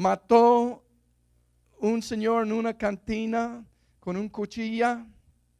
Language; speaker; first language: Spanish; non-native, fluent; English